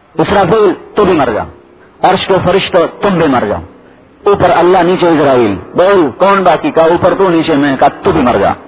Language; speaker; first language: Urdu; non-native, local second language; Saraiki